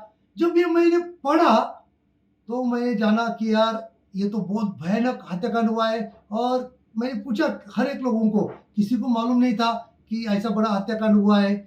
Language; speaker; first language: Hindi; non-native, local second language; Marathi